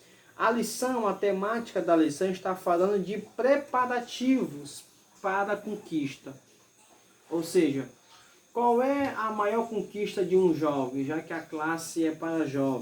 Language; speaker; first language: Portuguese; native; Portuguese